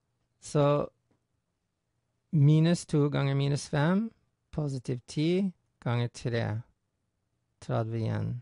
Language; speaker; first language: Norwegian; non-native, fluent; English